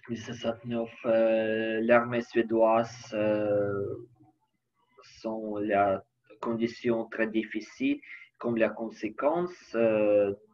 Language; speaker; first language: French; non-native, learner; Ukrainian